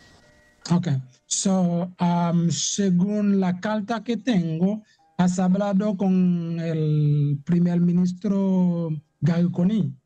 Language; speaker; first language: Spanish; non-native, fluent; Haitian Creole